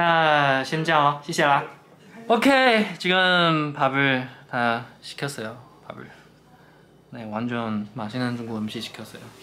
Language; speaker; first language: Korean; non-native, fluent; Chinese